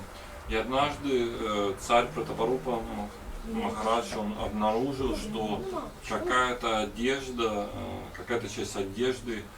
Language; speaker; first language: Russian; native; Russian